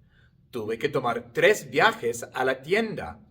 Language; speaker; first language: Spanish; non-native, fluent; English